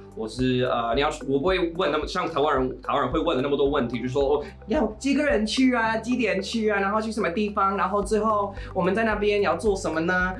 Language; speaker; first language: Chinese; non-native, fluent; English